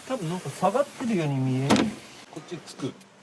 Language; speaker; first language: Japanese; native; Japanese